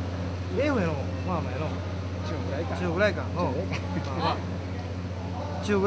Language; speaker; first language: Japanese; native; Japanese